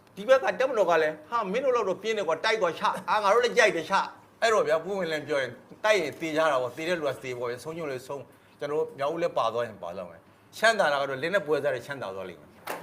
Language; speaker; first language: Burmese; non-native, local second language; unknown